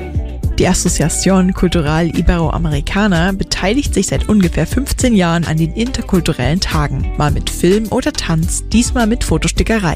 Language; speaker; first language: German; native; German